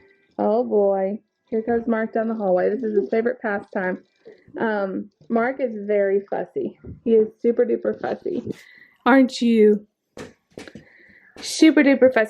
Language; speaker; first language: English; native; English